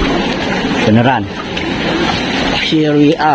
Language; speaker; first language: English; non-native, learner; Indonesian